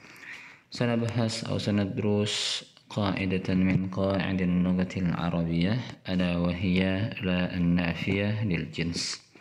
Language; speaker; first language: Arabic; non-native, fluent; Indonesian